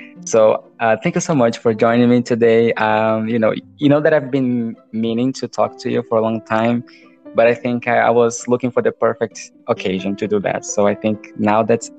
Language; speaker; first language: English; non-native, fluent; Portuguese